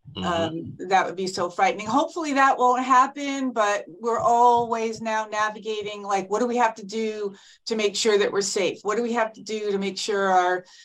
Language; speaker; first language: English; native; English